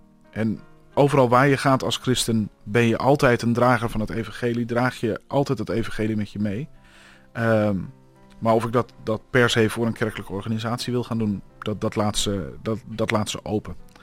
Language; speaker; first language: Dutch; native; Dutch